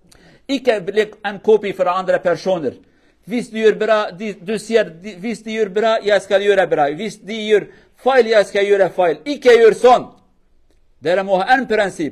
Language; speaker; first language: Swedish; non-native, learner; Kurdish